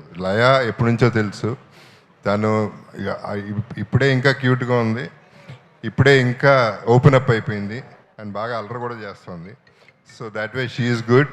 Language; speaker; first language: Telugu; native; Telugu